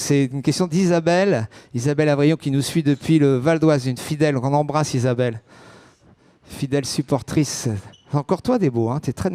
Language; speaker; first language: French; native; French